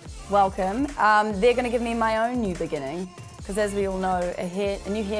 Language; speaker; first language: English; native; English